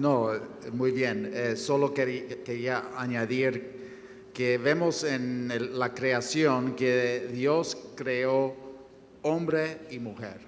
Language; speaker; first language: Spanish; non-native, fluent; English